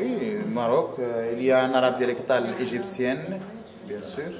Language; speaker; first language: French; non-native, local second language; Arabic